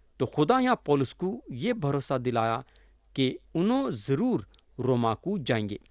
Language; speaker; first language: Urdu; native; Urdu